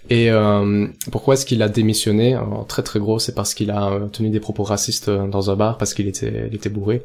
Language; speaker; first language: French; native; French